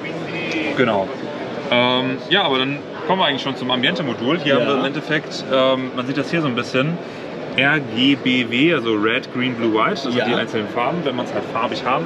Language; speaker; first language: German; native; German